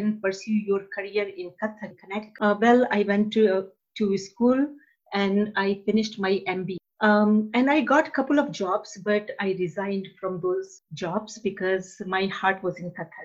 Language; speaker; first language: English; non-native, local second language; Hindi